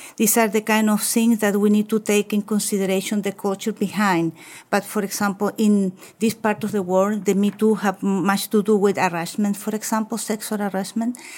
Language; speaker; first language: English; non-native, fluent; Spanish